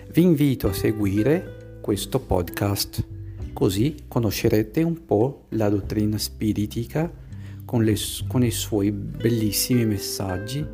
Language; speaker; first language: Italian; non-native, fluent; Portuguese